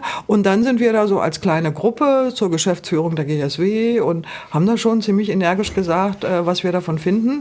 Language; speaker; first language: German; native; German